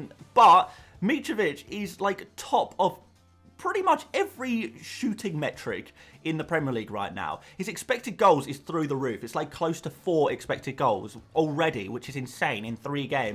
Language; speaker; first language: English; native; English